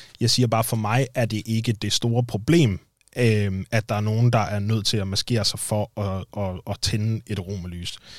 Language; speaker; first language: Danish; native; Danish